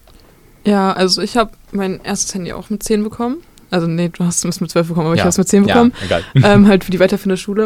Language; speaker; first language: German; native; German